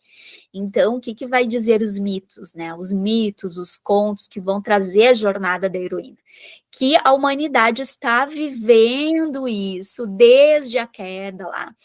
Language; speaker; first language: Portuguese; native; Portuguese